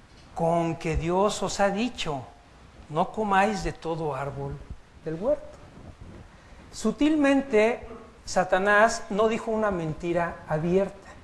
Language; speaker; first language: Spanish; native; Spanish